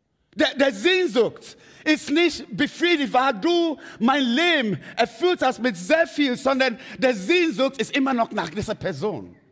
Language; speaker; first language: German; non-native, fluent; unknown